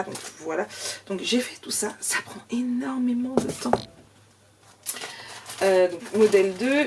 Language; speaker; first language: French; native; French